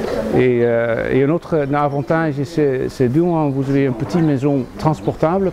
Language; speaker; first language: French; non-native, fluent; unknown